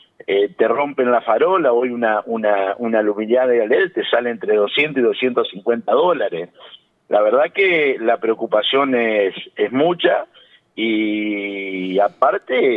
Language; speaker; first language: Spanish; native; Spanish